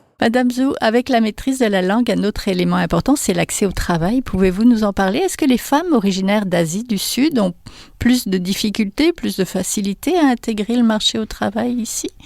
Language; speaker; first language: French; native; French